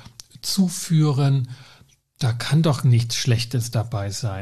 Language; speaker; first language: German; native; German